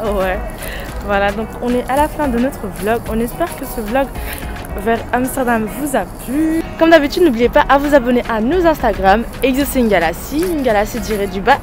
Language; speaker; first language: French; native; French